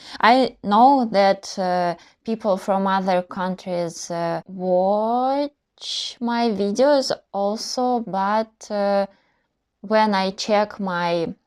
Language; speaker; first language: English; non-native, learner; Russian